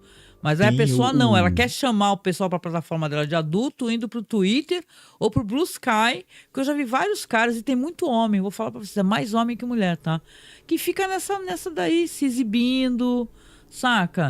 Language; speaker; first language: Portuguese; native; Portuguese